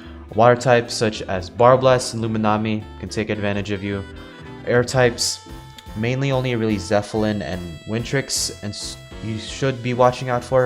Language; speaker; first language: English; native; English